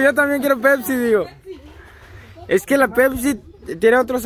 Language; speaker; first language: Spanish; native; Spanish